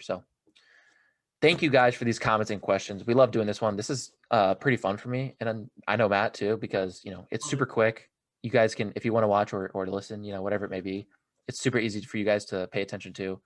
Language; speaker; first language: English; native; English